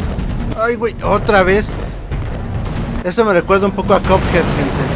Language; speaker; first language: Spanish; native; Spanish